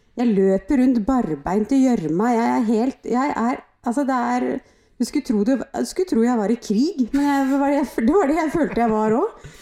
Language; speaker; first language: Norwegian; native; Norwegian